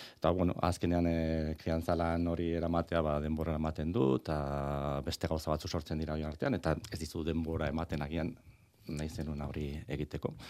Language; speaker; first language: Basque; native; Basque